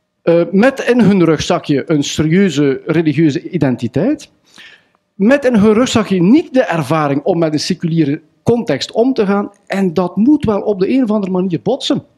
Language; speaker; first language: Dutch; native; Dutch